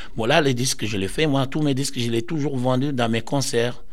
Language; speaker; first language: French; non-native, local second language; Soninke